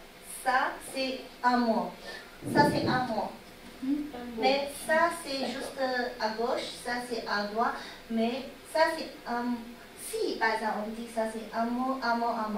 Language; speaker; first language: French; non-native, learner; Chinese